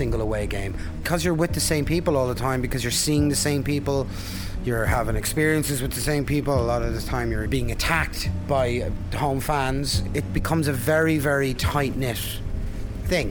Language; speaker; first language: English; native; English